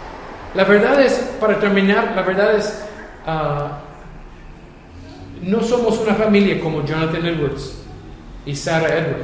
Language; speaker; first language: Spanish; non-native, fluent; English